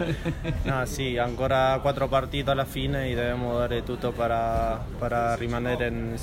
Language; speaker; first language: Italian; non-native, learner; Spanish